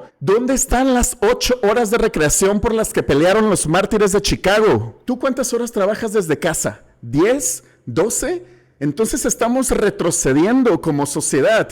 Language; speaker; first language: Spanish; native; Spanish